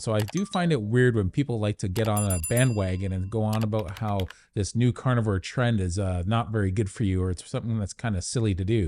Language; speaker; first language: English; native; English